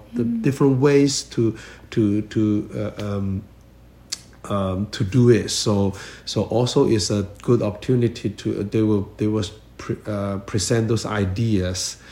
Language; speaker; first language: English; non-native, learner; Chinese